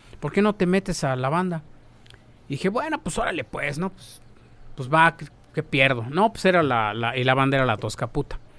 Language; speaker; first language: Spanish; native; Spanish